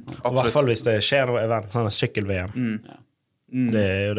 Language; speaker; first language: Norwegian; native; Norwegian